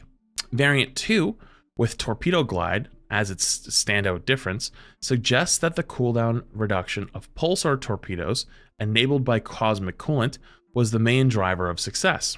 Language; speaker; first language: English; native; English